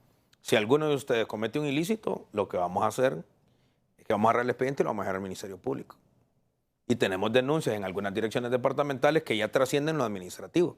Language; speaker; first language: Spanish; native; Spanish